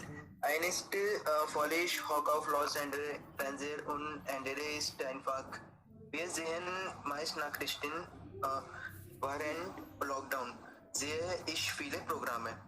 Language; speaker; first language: German; non-native, learner; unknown